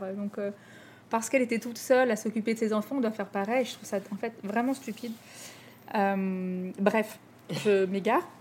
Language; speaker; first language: French; native; French